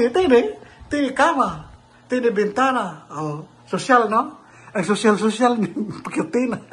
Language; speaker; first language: Spanish; non-native, learner; Filipino